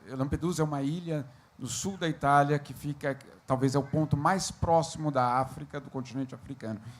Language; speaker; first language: Portuguese; native; Portuguese